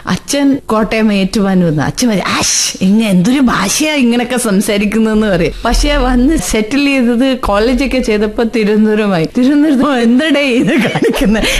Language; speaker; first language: Malayalam; early bilingual, heritage; Malayalam